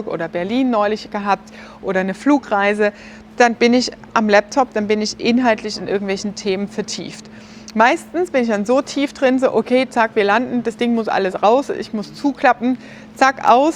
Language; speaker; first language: German; native; German